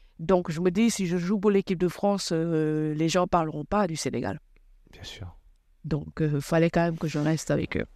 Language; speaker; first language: French; non-native, local second language; Wolof